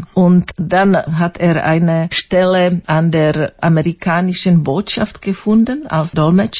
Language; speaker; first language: German; non-native, fluent; Slovak